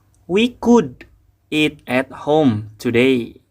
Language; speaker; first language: English; non-native, fluent; Indonesian